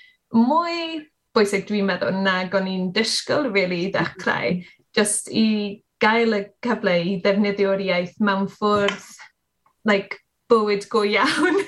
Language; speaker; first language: Welsh; non-native, learner; English